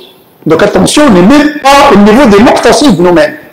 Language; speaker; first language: French; native; French